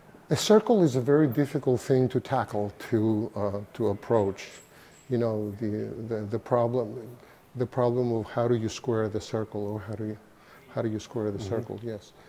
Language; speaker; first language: English; non-native, fluent; Greek